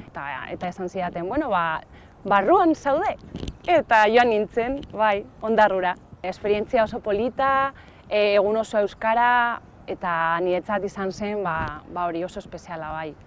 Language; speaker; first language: Basque; non-native, local second language; Spanish